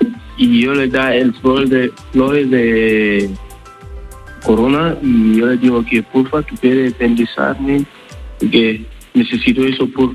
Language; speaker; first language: Spanish; non-native, learner; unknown